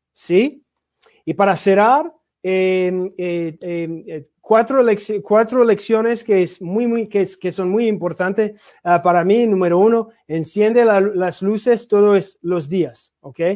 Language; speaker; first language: Spanish; non-native, learner; English